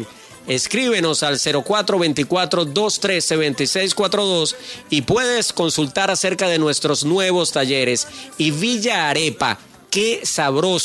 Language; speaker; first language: Spanish; native; Spanish